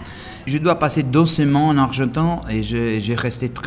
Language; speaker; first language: French; non-native, learner; Italian